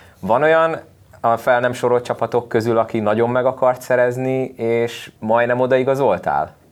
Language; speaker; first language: Hungarian; native; Hungarian